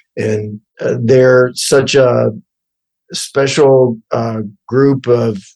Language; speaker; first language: English; native; English